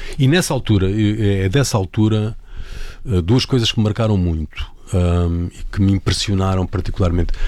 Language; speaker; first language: Portuguese; native; Portuguese